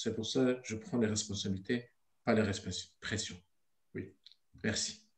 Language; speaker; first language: French; non-native, learner; Turkish